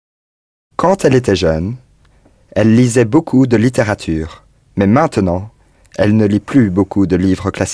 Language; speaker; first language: French; non-native, learner; English